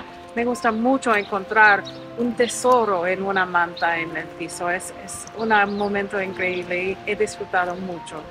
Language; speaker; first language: Spanish; non-native, fluent; English